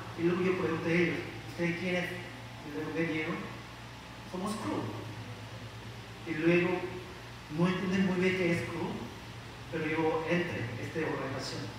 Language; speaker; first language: Spanish; non-native, learner; Korean